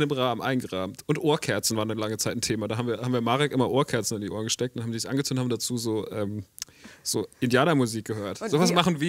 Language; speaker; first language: German; native; German